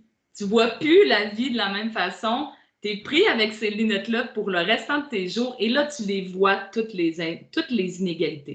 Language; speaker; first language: French; native; French